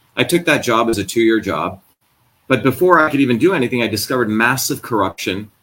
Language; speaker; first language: English; native; English